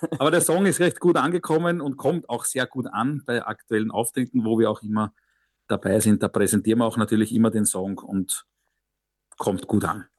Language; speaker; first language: German; native; German